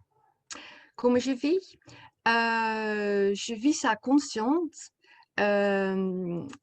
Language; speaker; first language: French; non-native, fluent; Dutch